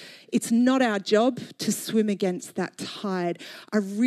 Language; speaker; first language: English; native; English